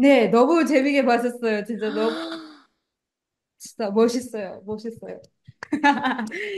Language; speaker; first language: Korean; non-native, fluent; Indonesian